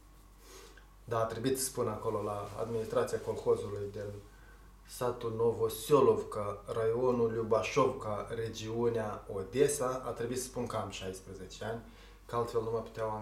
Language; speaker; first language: Romanian; native; Romanian